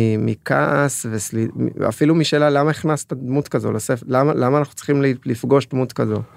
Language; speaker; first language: Hebrew; early bilingual, other home language; French